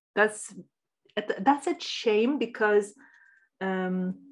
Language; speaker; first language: English; non-native, fluent; Turkish